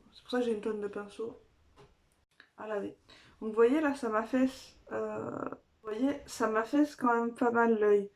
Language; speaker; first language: French; native; French